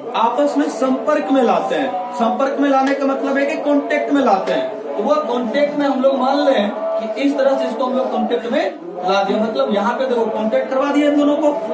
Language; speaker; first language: Hindi; native; Hindi